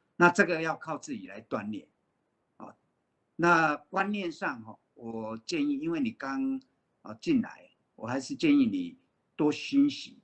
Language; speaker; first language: Chinese; native; Chinese